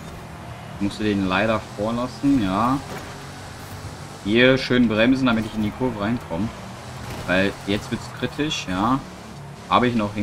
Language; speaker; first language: German; native; German